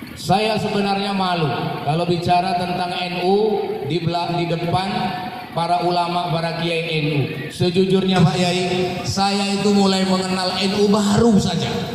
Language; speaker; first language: Indonesian; non-native, local second language; Buginese